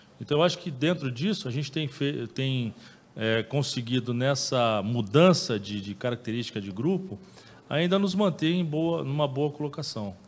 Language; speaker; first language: Portuguese; native; Portuguese